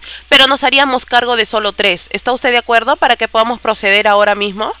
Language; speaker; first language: Spanish; native; Spanish